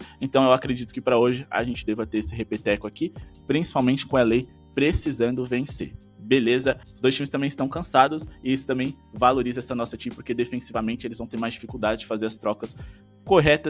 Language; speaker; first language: Portuguese; native; Portuguese